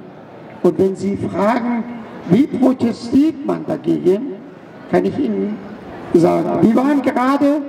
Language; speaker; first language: German; non-native, fluent; Persian